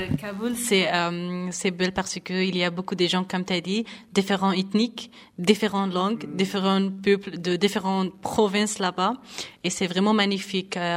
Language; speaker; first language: French; non-native, fluent; Persian